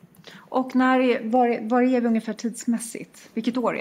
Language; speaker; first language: Swedish; native; Swedish